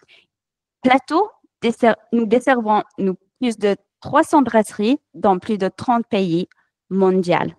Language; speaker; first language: French; non-native, fluent; English